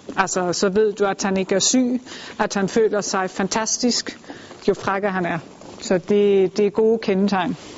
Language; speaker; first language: Danish; early bilingual, heritage; Danish